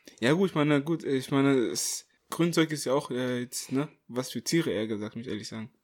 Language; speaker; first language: German; early bilingual, other home language; Akan